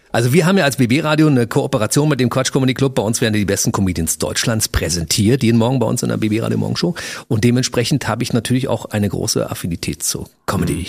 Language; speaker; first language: German; native; German